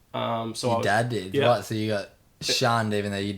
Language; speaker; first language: English; native; English